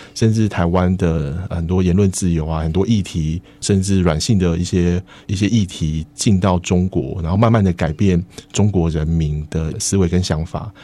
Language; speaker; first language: Chinese; native; Chinese